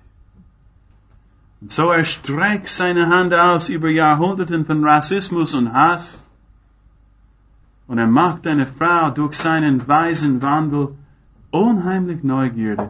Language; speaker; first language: German; non-native, fluent; English